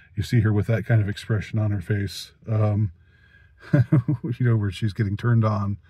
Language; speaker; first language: English; native; English